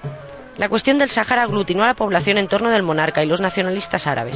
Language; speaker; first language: Spanish; native; Spanish